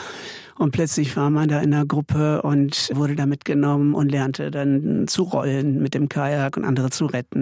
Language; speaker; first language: German; native; German